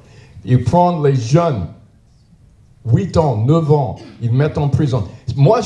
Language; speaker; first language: French; non-native, learner; English